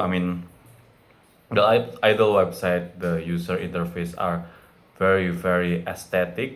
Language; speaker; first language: English; non-native, fluent; Indonesian